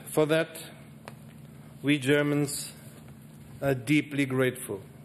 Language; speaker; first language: English; non-native, fluent; German